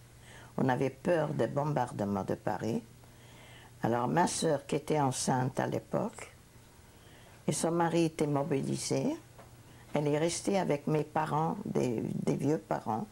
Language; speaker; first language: French; non-native, fluent; Hungarian